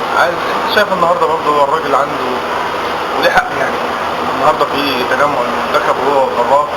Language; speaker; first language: Arabic; native; Arabic